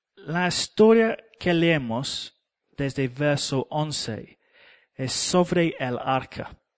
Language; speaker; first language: Spanish; non-native, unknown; English